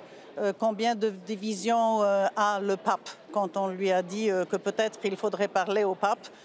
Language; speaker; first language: French; non-native, fluent; Polish